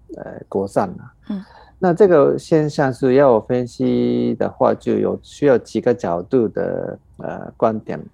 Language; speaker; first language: Chinese; non-native, fluent; Japanese